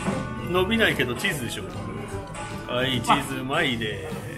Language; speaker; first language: Japanese; native; Japanese